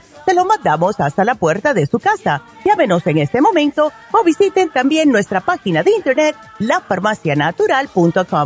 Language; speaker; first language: Spanish; native; Spanish